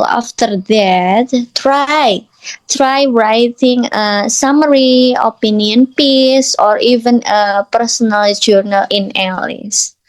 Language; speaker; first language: English; non-native, learner; Indonesian